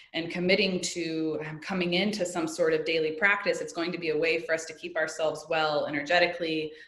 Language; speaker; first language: English; native; English